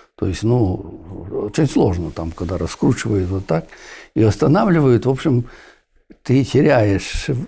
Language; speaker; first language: Russian; non-native, local second language; Ukrainian